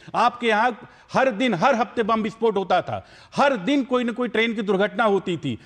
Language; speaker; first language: Hindi; native; Hindi